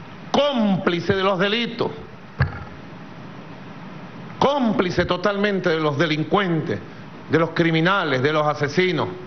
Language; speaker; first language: Spanish; native; Spanish